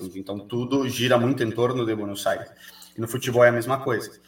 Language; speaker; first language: Portuguese; native; Portuguese